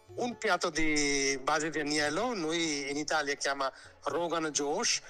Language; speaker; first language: Italian; non-native, learner; Hindi